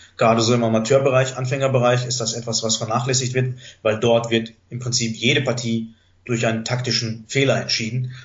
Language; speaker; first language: German; early bilingual, other home language; Greek